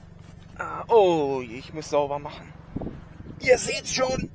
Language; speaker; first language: German; native; German